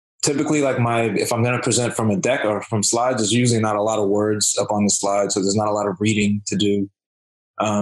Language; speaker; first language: English; native; English